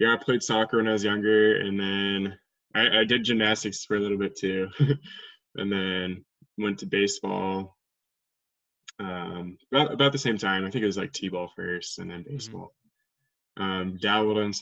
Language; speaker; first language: English; native; English